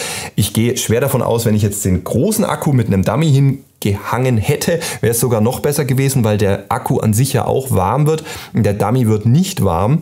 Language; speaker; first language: German; native; German